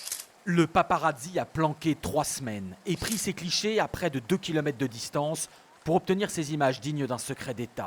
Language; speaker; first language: French; native; French